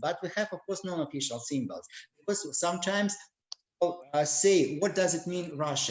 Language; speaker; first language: English; non-native, learner; Russian